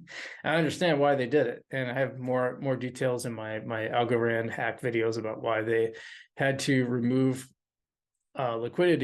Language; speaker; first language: English; native; English